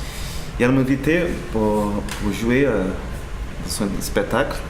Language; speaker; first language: French; non-native, learner; Portuguese